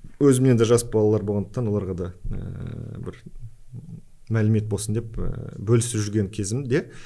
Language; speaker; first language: Kazakh; native; Kazakh